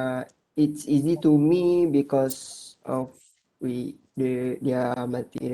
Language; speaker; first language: English; non-native, learner; Malay